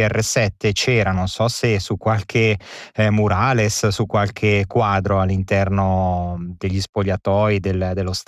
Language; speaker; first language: Italian; native; Italian